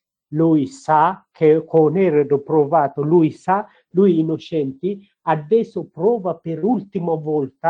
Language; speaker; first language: Italian; non-native, learner; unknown